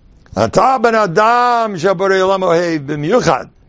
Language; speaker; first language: Hebrew; non-native, fluent; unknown